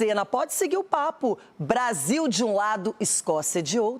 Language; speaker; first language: Portuguese; native; Portuguese